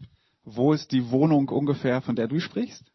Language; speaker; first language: German; native; German